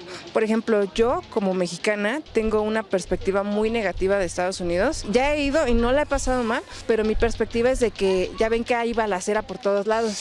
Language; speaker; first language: Spanish; native; Spanish